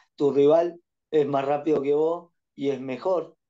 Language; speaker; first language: Spanish; native; Spanish